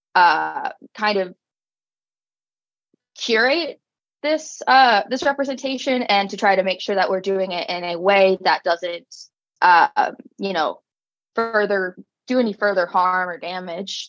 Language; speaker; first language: English; native; English